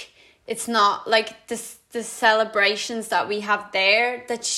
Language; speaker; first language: English; early bilingual, other home language; Latvian